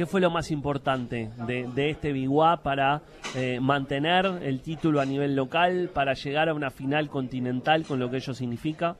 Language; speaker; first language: Spanish; native; Spanish